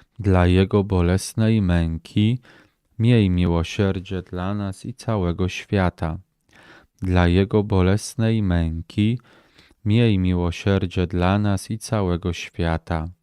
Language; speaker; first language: Polish; native; Polish